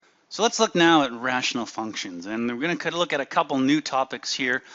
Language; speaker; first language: English; native; English